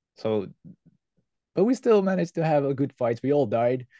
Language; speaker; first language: English; non-native, fluent; Dutch